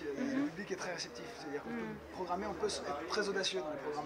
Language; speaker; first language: French; native; French